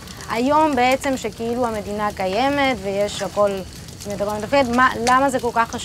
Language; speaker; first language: Hebrew; native; Hebrew